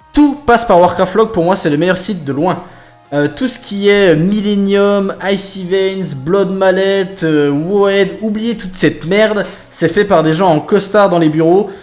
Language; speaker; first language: French; native; French